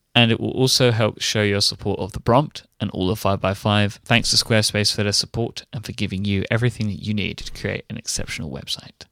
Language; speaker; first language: English; native; English